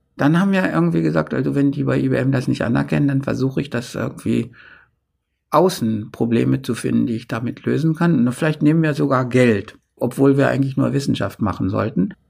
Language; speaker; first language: German; native; German